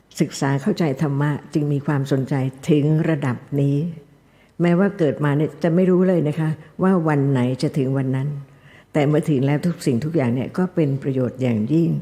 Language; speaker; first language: Thai; native; Thai